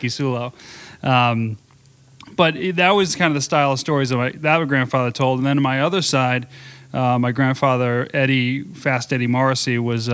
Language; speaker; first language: English; native; English